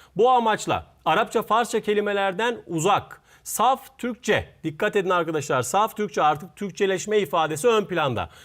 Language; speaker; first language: Turkish; native; Turkish